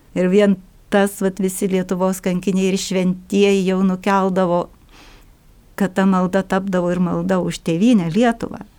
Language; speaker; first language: Lithuanian; native; Lithuanian